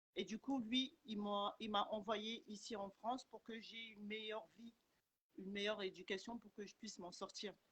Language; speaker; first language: French; early bilingual, other home language; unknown